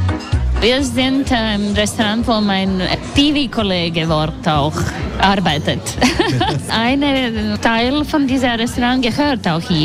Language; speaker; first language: German; non-native, learner; Latvian